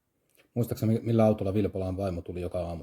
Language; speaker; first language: Finnish; native; Finnish